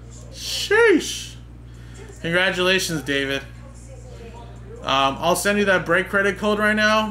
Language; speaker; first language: English; native; English